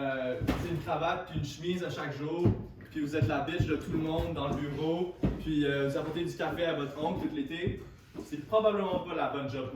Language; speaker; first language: French; native; French